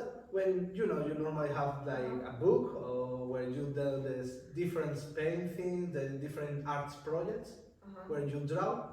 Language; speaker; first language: English; non-native, learner; Spanish